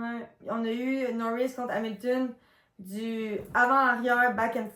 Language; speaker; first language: French; native; French